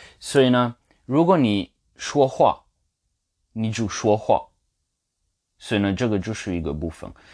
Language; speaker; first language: Chinese; non-native, learner; French